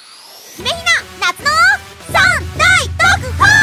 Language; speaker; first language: Japanese; native; Japanese